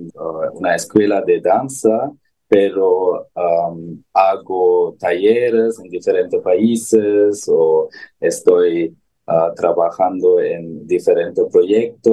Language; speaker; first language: Spanish; non-native, learner; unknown